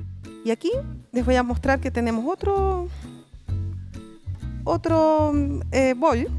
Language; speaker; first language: Spanish; native; Spanish